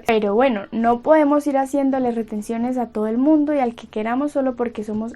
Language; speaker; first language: Spanish; native; Spanish